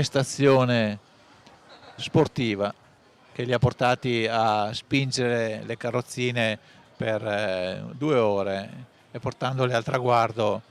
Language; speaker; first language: Italian; native; Italian